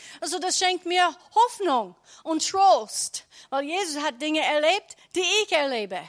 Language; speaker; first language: German; non-native, learner; English